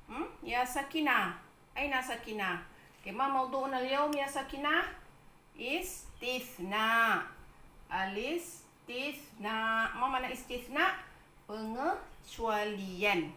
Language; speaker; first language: Arabic; non-native, fluent; Malay